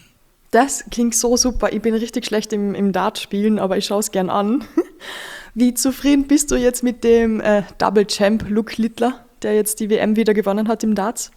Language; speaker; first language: German; native; German